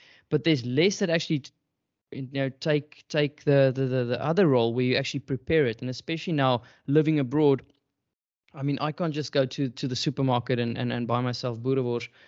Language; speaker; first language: English; non-native, local second language; Afrikaans